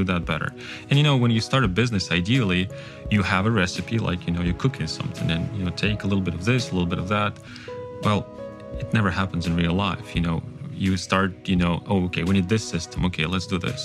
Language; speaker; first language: English; non-native, fluent; Kazakh